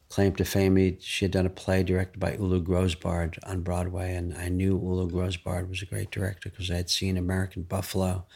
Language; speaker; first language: English; native; English